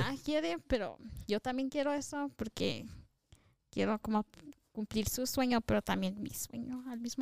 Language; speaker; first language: Spanish; early bilingual, heritage; Spanish